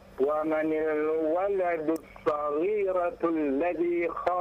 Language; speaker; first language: Arabic; non-native, learner; Indonesian